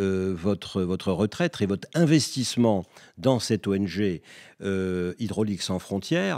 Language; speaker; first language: French; native; French